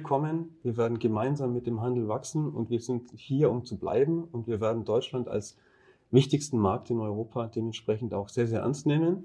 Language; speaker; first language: German; native; German